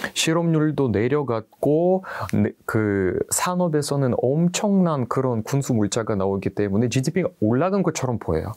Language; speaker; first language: Korean; non-native, fluent; Russian